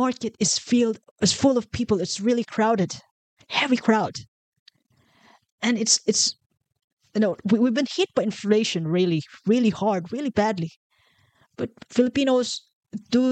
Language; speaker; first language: English; non-native, local second language; Filipino